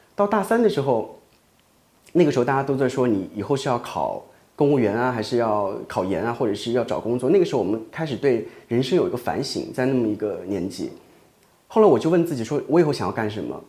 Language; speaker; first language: Chinese; native; Chinese